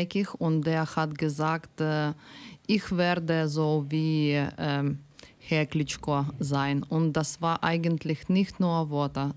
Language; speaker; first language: German; non-native, learner; Ukrainian